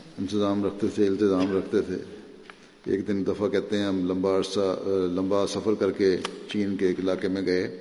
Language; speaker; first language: Urdu; native; Urdu